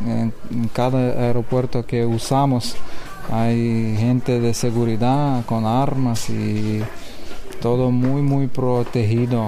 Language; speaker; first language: Spanish; non-native, learner; Lithuanian